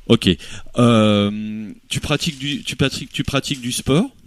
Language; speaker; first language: French; native; French